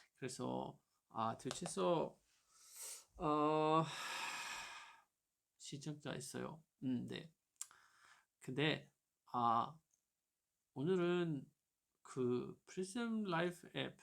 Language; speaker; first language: Korean; non-native, learner; German